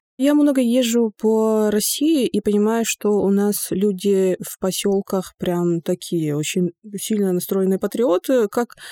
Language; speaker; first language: Russian; non-native, local second language; Yakut